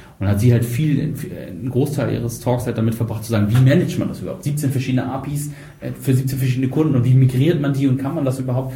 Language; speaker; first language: German; native; German